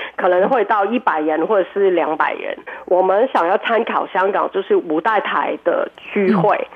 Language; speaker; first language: Chinese; non-native, local second language; Cantonese